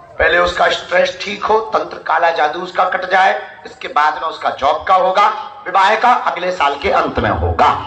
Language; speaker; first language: Hindi; native; Hindi